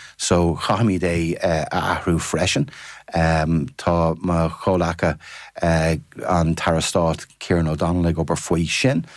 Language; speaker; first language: Irish; non-native, fluent; English